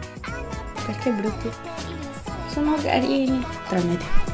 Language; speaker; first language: Italian; native; Italian